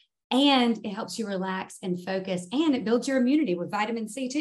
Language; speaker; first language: English; native; English